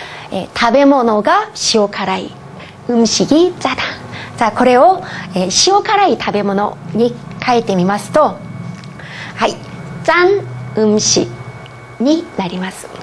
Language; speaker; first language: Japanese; non-native, fluent; Korean